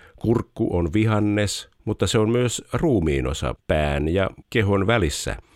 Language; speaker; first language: Finnish; native; Finnish